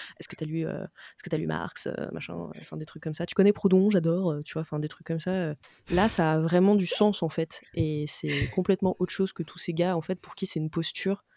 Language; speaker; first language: French; native; French